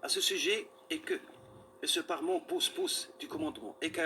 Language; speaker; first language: French; non-native, local second language; Arabic